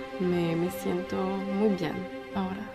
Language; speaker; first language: Spanish; non-native, learner; French